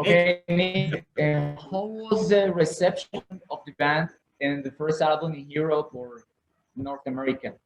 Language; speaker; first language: English; non-native, learner; Spanish